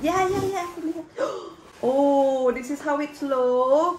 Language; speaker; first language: English; non-native, fluent; Indonesian